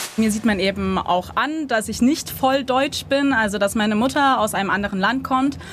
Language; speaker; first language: German; native; German